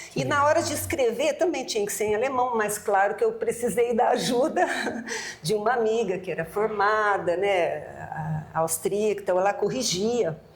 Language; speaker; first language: Portuguese; native; Portuguese